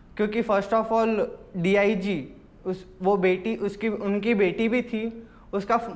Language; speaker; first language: Hindi; native; Hindi